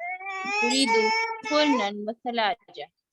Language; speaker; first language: Arabic; non-native, learner; Urdu